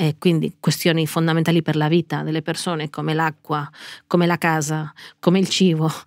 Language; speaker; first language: Italian; non-native, fluent; Catalan